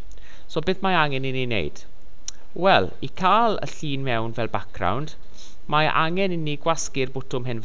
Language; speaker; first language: Welsh; non-native, local second language; English